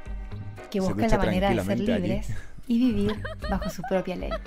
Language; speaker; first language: Spanish; native; Spanish